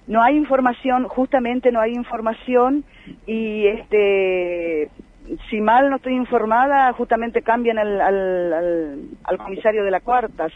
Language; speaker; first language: Spanish; native; Spanish